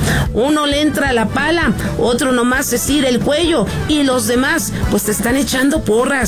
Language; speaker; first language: Spanish; native; Spanish